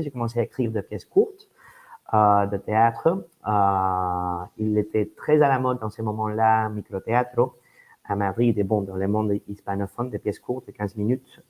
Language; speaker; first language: French; non-native, fluent; Spanish